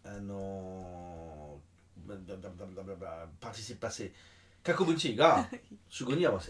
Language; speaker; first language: Japanese; non-native, learner; French